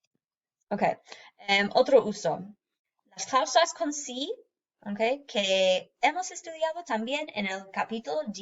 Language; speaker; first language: Spanish; non-native, fluent; English